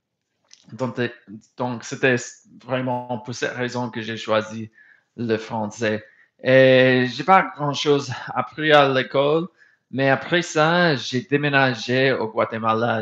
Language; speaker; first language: French; non-native, fluent; English